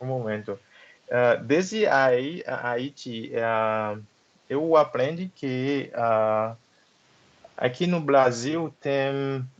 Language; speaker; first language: Portuguese; non-native, learner; Haitian Creole